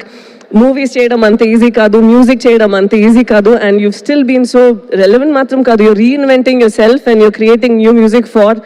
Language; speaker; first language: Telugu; non-native, local second language; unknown